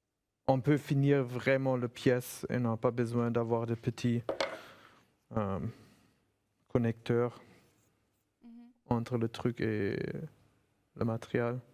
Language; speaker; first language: French; non-native, fluent; German